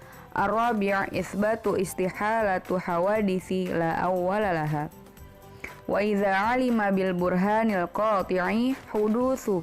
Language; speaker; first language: Arabic; non-native, learner; Indonesian